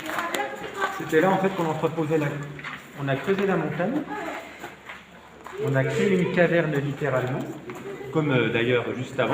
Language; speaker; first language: French; native; French